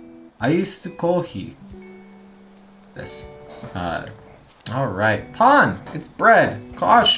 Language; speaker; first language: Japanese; non-native, learner; English